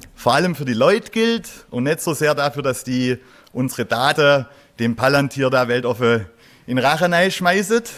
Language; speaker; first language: German; native; German